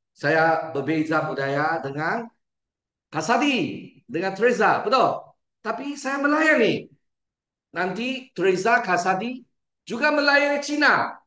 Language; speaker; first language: Malay; non-native, local second language; Chinese